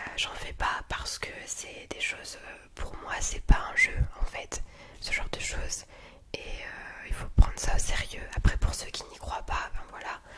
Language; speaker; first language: French; early bilingual, other home language; Polish